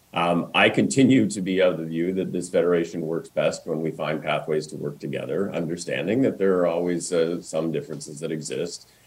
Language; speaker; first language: English; native; English